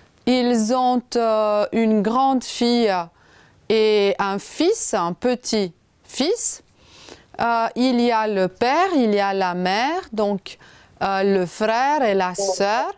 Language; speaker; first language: French; non-native, fluent; Romanian